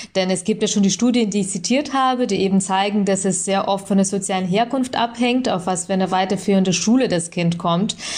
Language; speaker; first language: German; early bilingual, other home language; Russian